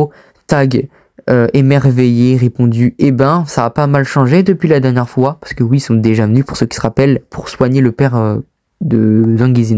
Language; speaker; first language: French; native; French